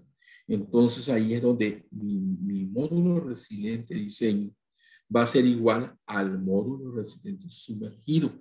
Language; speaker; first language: Spanish; native; Spanish